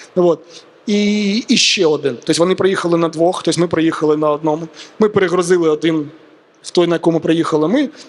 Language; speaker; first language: Ukrainian; non-native, local second language; Russian